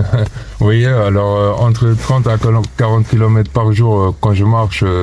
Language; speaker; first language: French; non-native, fluent; Portuguese